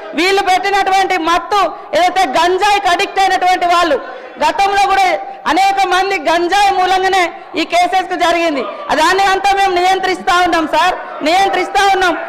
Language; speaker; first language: Telugu; native; Telugu